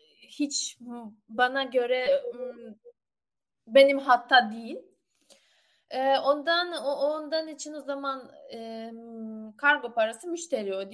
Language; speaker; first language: Turkish; non-native, learner; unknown